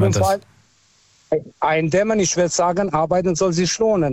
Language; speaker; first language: German; early bilingual, other home language; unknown